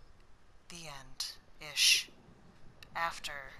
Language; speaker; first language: English; native; English